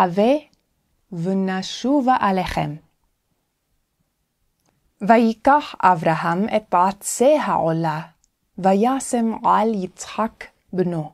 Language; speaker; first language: Hebrew; non-native, fluent; English